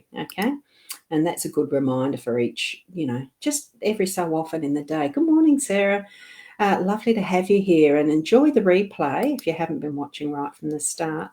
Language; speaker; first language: English; native; English